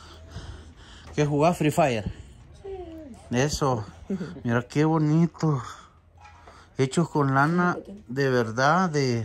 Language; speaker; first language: Spanish; native; Spanish